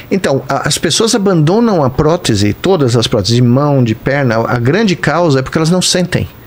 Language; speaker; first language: Portuguese; native; Portuguese